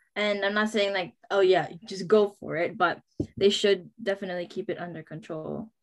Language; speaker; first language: English; non-native, local second language; Filipino